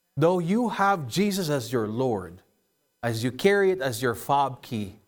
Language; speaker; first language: English; non-native, local second language; Filipino